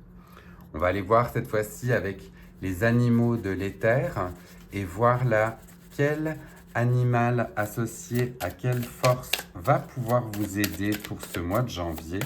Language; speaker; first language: French; native; French